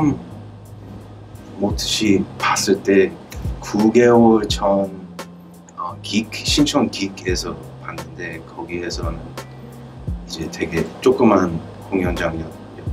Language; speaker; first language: Korean; early bilingual, heritage; Korean